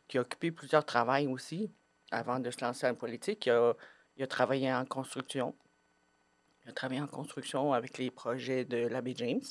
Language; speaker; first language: French; native; French